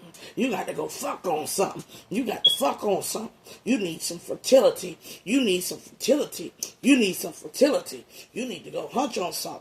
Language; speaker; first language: English; native; English